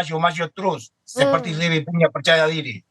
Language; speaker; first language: Indonesian; non-native, fluent; Spanish